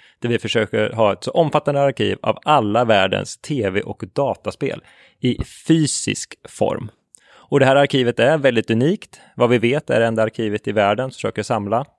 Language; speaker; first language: Swedish; native; Swedish